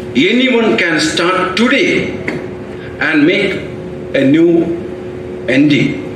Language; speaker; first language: English; non-native, local second language; Malayalam